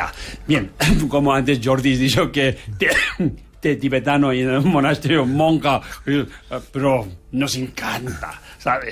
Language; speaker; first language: Spanish; non-native, learner; Tibetan